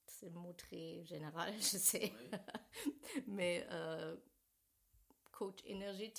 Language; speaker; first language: French; non-native, learner; German